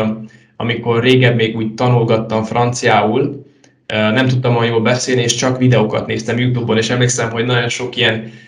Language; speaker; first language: Hungarian; non-native, fluent; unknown